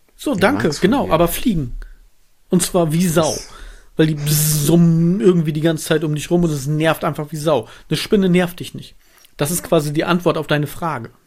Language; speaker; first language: German; native; German